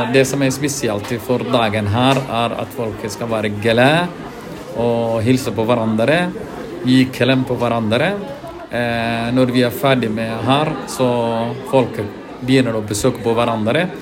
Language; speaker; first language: Norwegian; non-native, learner; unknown